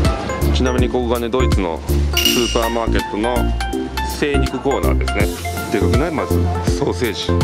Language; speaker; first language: Japanese; native; Japanese